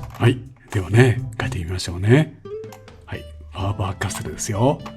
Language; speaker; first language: Japanese; native; Japanese